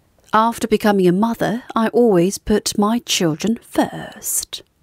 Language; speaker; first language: English; non-native, fluent; Korean